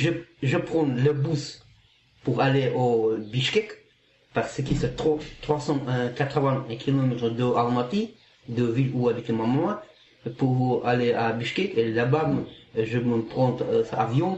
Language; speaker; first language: French; non-native, learner; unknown